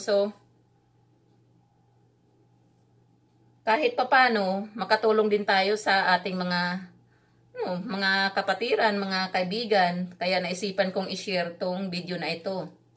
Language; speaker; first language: Filipino; non-native, local second language; Cebuano